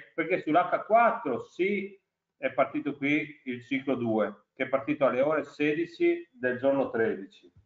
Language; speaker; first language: Italian; native; Italian